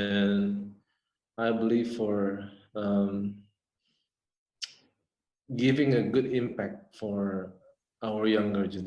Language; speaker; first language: English; non-native, fluent; Indonesian